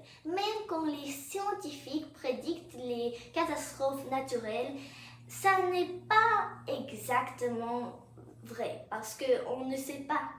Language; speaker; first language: French; non-native, fluent; English